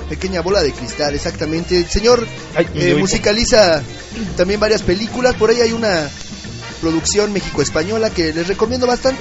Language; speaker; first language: Spanish; native; Spanish